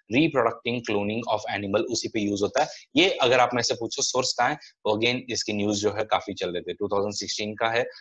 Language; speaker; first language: Hindi; non-native, local second language; Marathi